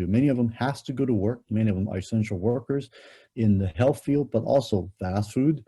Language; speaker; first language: English; non-native, local second language; Cantonese